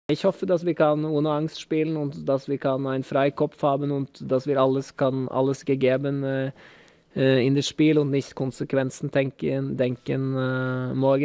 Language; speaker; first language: German; non-native, learner; Norwegian